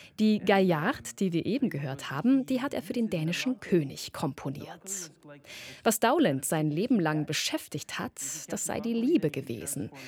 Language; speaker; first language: German; native; German